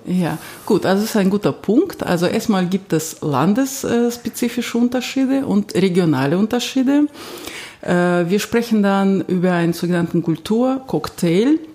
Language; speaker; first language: German; non-native, fluent; Russian